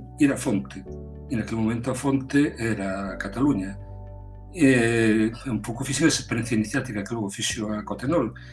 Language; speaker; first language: Galician; non-native, local second language; Spanish